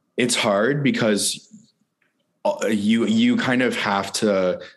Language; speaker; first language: English; native; English